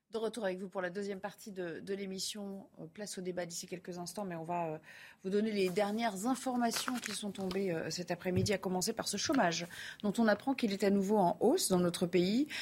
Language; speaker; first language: French; native; French